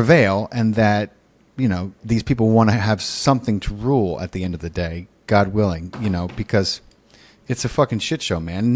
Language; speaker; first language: English; native; English